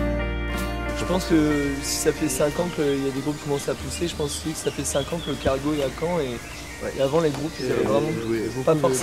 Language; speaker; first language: French; native; French